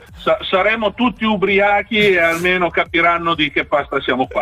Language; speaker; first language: Italian; native; Italian